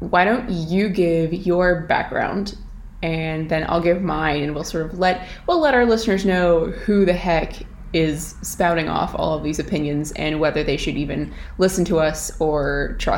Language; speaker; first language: English; native; English